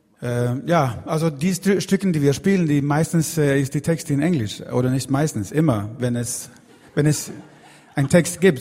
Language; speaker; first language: German; non-native, fluent; Swedish